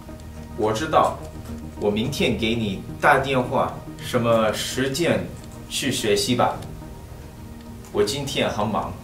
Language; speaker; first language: Chinese; non-native, learner; English